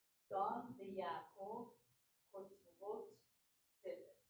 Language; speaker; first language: Hebrew; non-native, learner; English